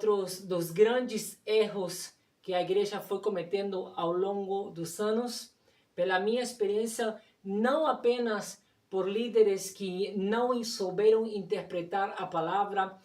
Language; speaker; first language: Portuguese; non-native, fluent; Spanish